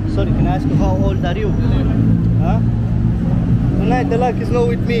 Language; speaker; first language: English; non-native, fluent; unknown